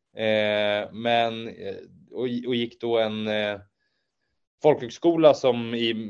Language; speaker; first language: Swedish; native; Swedish